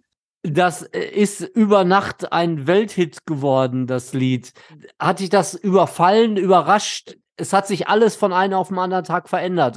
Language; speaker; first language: German; native; German